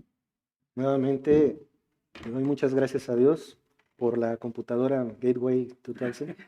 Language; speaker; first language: Spanish; native; Spanish